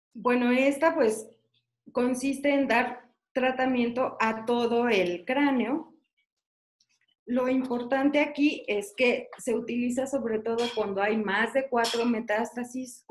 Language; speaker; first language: Spanish; native; Spanish